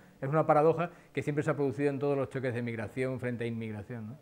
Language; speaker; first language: Spanish; native; Spanish